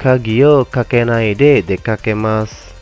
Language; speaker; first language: Japanese; non-native, fluent; Indonesian